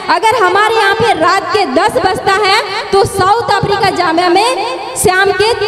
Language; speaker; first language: Hindi; non-native, local second language; Gondi